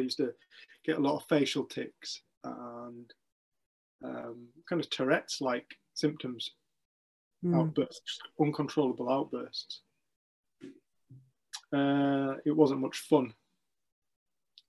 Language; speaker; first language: English; native; English